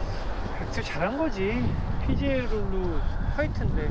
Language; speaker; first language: Korean; native; Korean